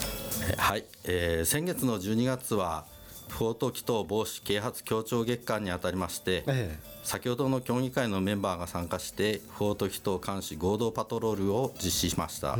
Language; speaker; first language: Japanese; native; Japanese